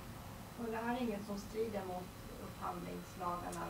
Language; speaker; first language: Swedish; native; Swedish